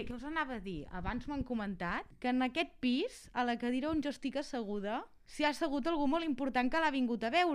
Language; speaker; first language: Catalan; native; Catalan